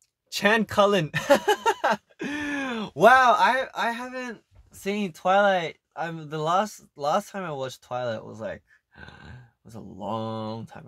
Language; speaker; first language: English; early bilingual, other home language; Korean